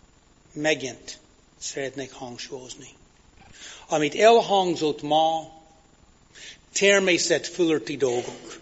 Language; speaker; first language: Hungarian; non-native, fluent; English